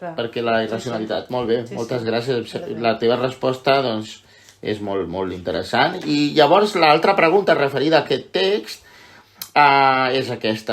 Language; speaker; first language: Catalan; native; Catalan